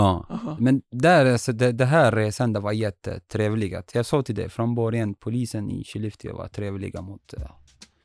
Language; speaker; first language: Swedish; non-native, learner; Arabic